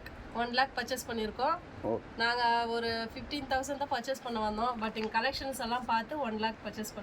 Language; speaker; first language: Tamil; native; Tamil